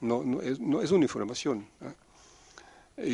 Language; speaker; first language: Spanish; non-native, fluent; French